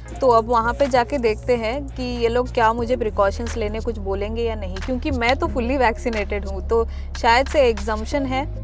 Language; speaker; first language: Hindi; native; Hindi